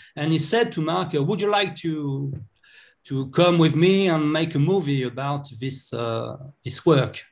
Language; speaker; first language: English; non-native, learner; French